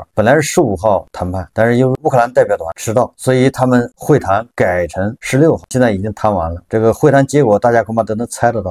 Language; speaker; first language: Chinese; native; Chinese